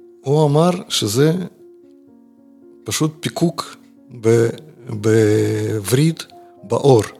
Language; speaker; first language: Hebrew; non-native, fluent; Russian